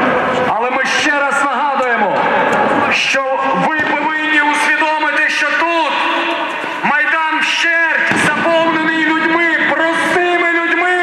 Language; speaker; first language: Ukrainian; native; Ukrainian